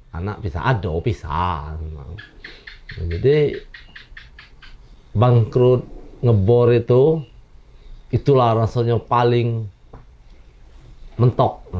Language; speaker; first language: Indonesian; non-native, local second language; Malay